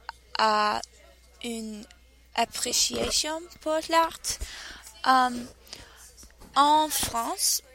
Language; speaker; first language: French; non-native, learner; English